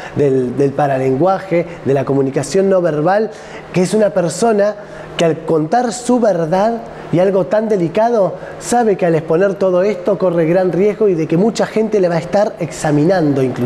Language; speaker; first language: Spanish; native; Spanish